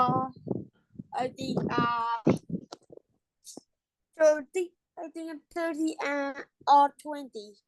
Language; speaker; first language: English; non-native, learner; Thai